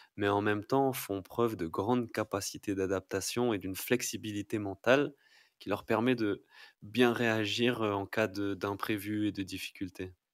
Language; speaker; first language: French; native; French